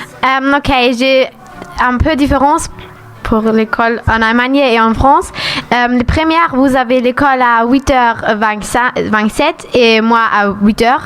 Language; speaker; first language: French; non-native, learner; German